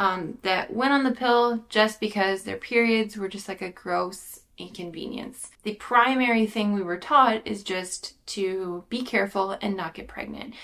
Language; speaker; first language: English; native; English